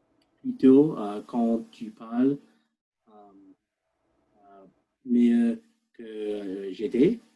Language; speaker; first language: French; non-native, learner; English